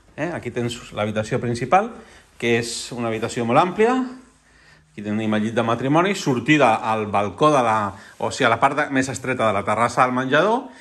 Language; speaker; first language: Catalan; non-native, local second language; Spanish